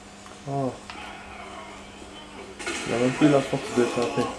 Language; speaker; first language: French; native; French